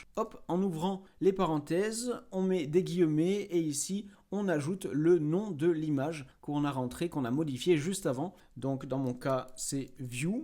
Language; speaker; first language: French; native; French